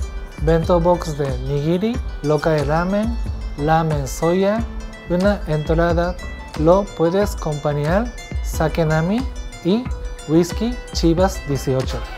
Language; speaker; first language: Spanish; non-native, learner; Japanese